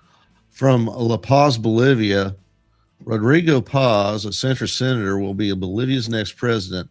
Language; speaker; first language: English; native; English